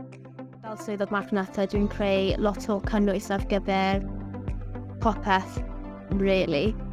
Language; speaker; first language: Welsh; non-native, local second language; English